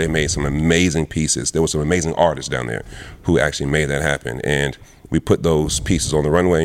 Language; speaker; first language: English; early bilingual, other home language; Lingala